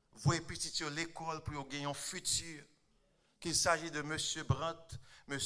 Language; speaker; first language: French; non-native, local second language; Haitian Creole